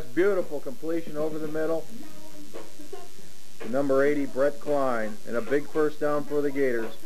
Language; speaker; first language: English; native; English